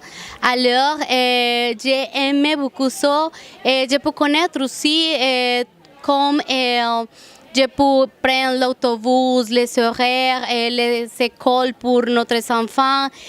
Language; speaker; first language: French; non-native, learner; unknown